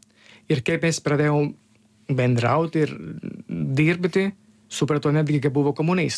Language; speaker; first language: Lithuanian; non-native, learner; Italian